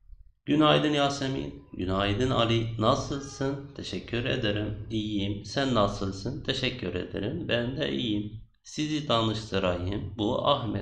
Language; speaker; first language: Turkish; non-native, fluent; Arabic